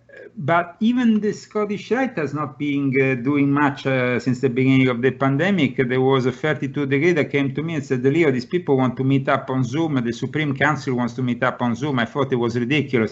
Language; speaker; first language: English; non-native, fluent; Italian